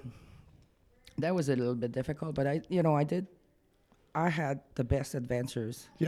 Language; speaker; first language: English; non-native, fluent; French